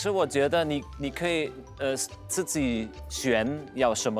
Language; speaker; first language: Chinese; non-native, fluent; German